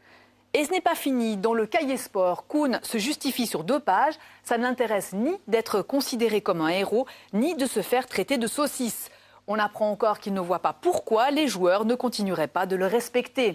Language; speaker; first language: French; native; French